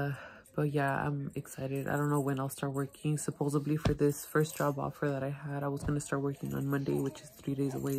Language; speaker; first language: English; early bilingual, other home language; Spanish